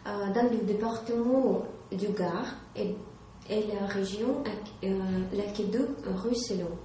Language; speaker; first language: French; non-native, learner; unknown